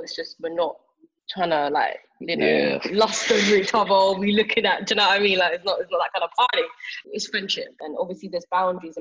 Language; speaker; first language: English; native; English